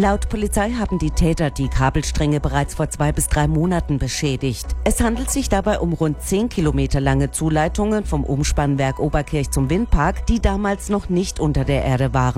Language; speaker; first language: German; native; German